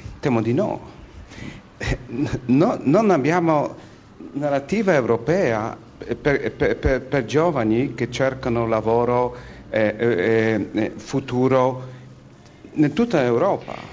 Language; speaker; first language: Italian; non-native, fluent; Polish